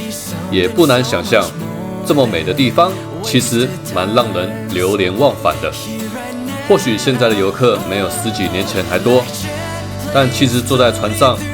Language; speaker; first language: Chinese; native; Chinese